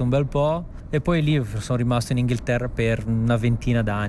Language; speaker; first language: Italian; native; Italian